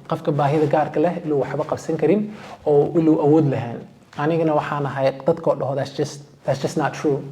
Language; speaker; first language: Somali; early bilingual, heritage; Somali